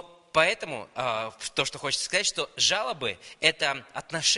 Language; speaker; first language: Russian; native; Russian